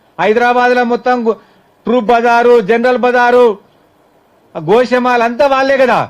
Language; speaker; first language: Telugu; native; Telugu